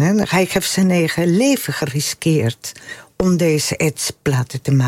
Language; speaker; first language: Dutch; non-native, fluent; Spanish